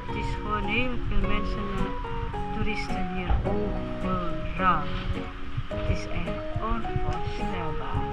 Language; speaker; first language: Dutch; non-native, learner; Indonesian